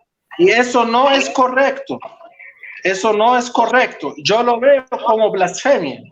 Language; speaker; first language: Spanish; non-native, local second language; Arabic